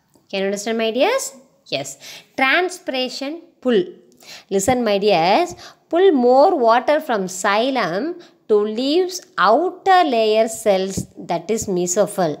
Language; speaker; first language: English; non-native, local second language; Tamil